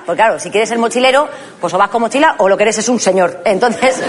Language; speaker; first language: Spanish; native; Spanish